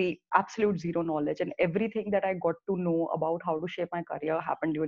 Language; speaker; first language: English; non-native, local second language; Hindi